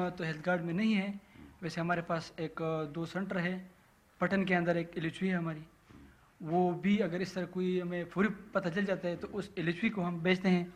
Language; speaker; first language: Urdu; non-native, local second language; Pashto